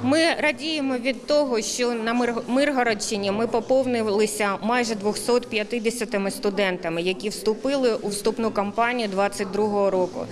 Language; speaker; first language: Ukrainian; native; Ukrainian